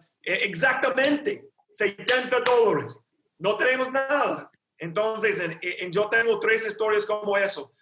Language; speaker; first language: Spanish; non-native, learner; English